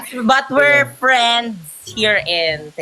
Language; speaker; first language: English; non-native, fluent; Filipino